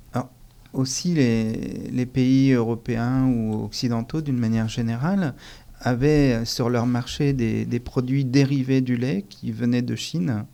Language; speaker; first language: French; native; French